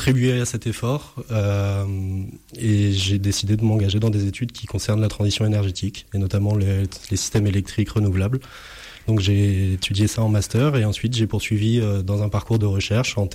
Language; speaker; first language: French; native; French